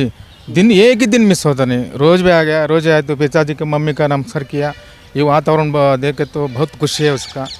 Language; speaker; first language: Hindi; non-native, local second language; Kannada